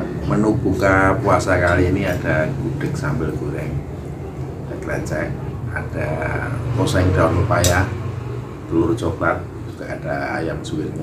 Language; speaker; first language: Indonesian; native; Indonesian